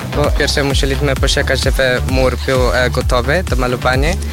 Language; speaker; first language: Polish; non-native, learner; Spanish